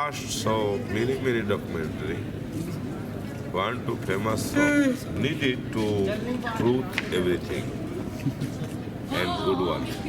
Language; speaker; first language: English; non-native, learner; Hindi